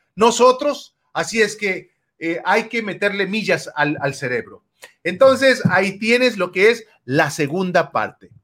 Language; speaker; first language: Spanish; native; Spanish